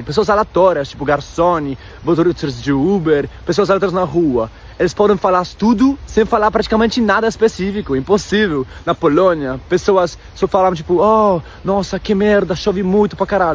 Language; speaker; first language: Portuguese; non-native, learner; Polish